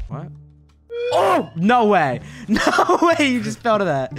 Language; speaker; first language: English; native; English